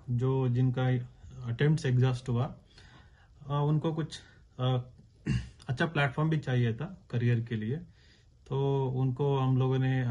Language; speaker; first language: Hindi; non-native, local second language; Kannada